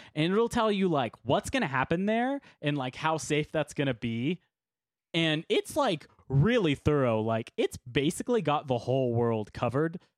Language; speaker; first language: English; native; English